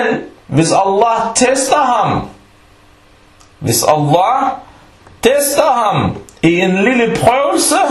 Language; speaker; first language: Danish; non-native, fluent; Arabic